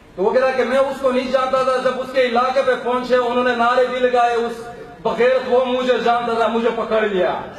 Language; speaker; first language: Urdu; non-native, local second language; Pashto